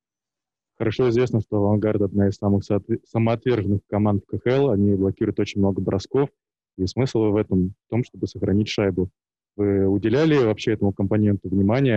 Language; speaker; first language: Russian; native; Russian